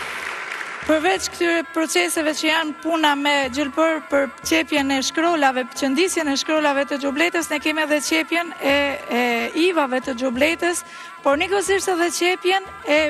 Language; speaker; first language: Albanian; native; Albanian